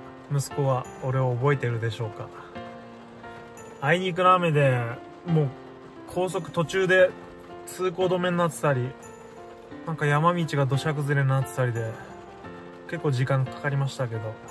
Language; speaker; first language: Japanese; native; Japanese